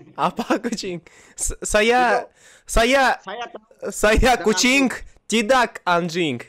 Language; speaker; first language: Indonesian; non-native, learner; Russian